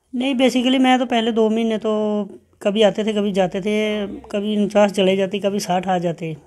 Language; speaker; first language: Hindi; native; Hindi